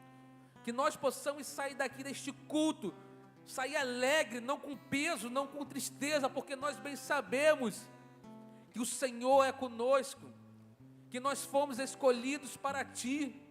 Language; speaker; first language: Portuguese; native; Portuguese